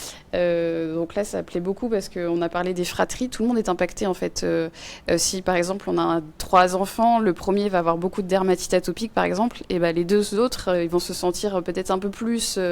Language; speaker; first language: French; native; French